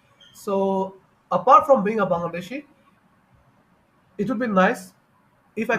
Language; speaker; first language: English; non-native, fluent; Bangla